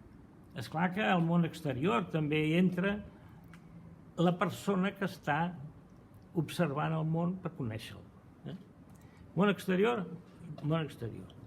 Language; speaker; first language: Catalan; non-native, fluent; Portuguese